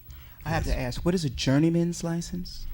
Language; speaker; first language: English; native; English